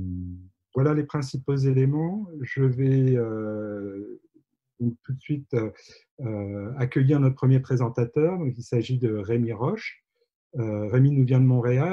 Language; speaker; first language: French; native; French